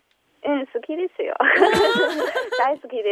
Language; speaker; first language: Japanese; non-native, learner; Chinese